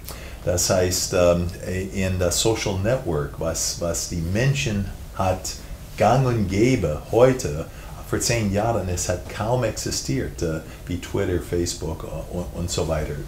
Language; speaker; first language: German; non-native, fluent; English